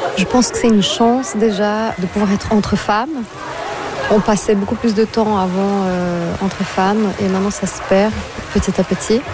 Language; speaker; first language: French; non-native, fluent; Portuguese